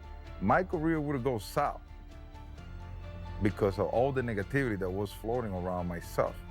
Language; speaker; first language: English; non-native, fluent; Spanish